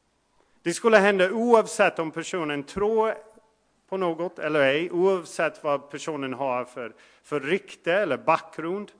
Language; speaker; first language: Swedish; non-native, fluent; English